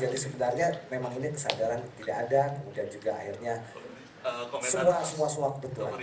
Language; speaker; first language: Indonesian; native; Indonesian